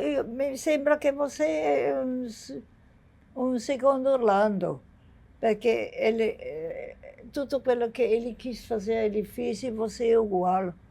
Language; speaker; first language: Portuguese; non-native, fluent; Italian